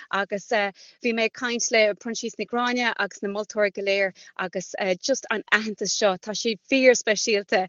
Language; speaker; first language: Irish; non-native, local second language; English